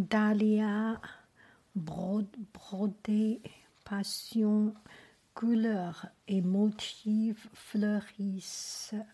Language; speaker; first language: French; non-native, learner; Chinese